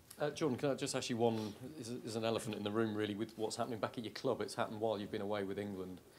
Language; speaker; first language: English; native; English